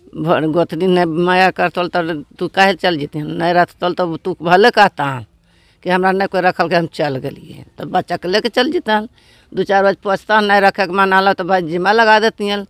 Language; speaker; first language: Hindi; native; Hindi